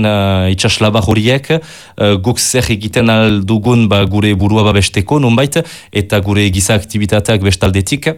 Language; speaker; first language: Basque; native; Basque